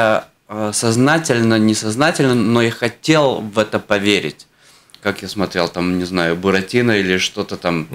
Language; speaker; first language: Russian; non-native, fluent; Latvian